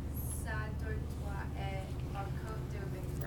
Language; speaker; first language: French; non-native, learner; English